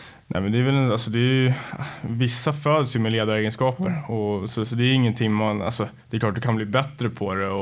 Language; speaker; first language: Swedish; native; Swedish